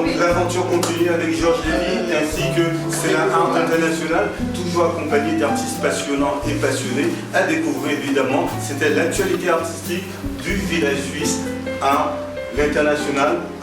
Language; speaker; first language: French; native; French